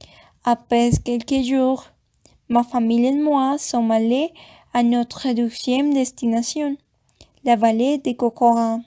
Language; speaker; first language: French; non-native, learner; Spanish